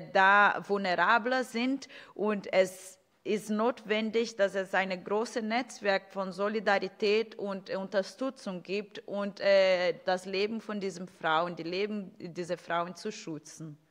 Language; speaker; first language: German; non-native, fluent; Portuguese